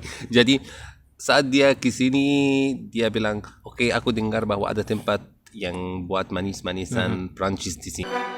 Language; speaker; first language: Indonesian; non-native, learner; Arabic